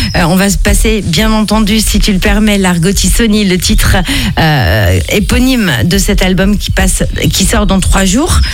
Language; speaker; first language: French; native; French